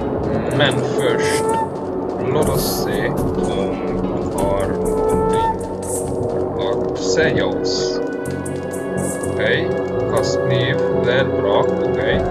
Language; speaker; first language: Swedish; non-native, learner; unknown